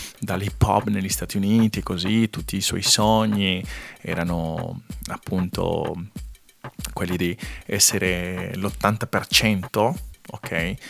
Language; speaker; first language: Italian; non-native, fluent; Spanish